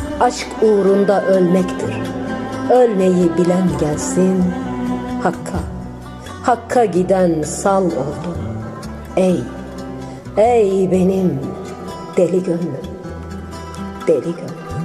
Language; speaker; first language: Turkish; native; Turkish